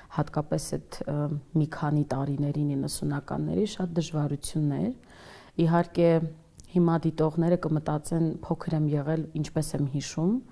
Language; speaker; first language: Armenian; native; Armenian